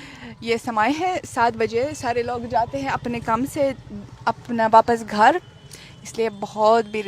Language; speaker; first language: Hindi; non-native, learner; Russian